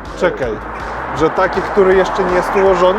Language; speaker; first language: Polish; non-native, fluent; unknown